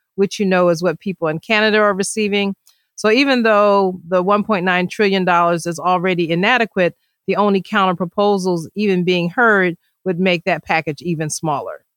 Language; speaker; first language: English; native; English